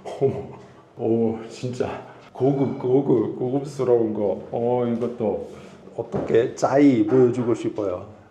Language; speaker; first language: Korean; non-native, learner; Italian